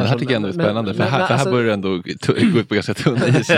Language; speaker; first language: Swedish; native; Swedish